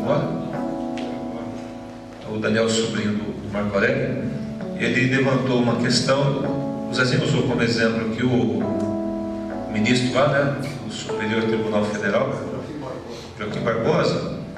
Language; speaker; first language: Portuguese; native; Portuguese